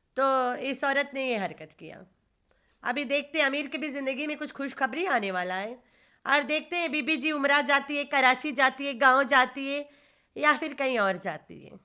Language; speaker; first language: Urdu; non-native, local second language; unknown